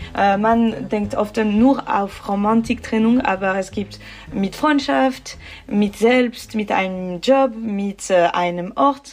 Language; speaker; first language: German; non-native, learner; French